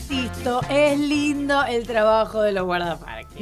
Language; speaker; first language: Spanish; native; Spanish